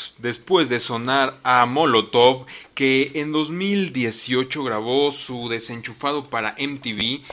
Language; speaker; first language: Spanish; native; Spanish